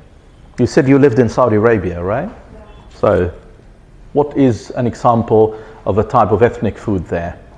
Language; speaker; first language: English; non-native, fluent; Arabic